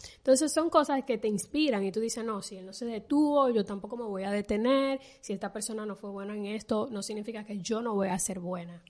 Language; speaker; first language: Spanish; native; Spanish